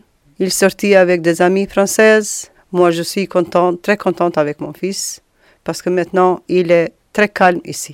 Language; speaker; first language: French; non-native, learner; Albanian